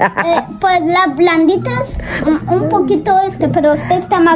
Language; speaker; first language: Spanish; early bilingual, heritage; Spanish